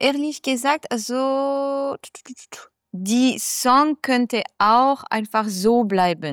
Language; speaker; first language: German; non-native, fluent; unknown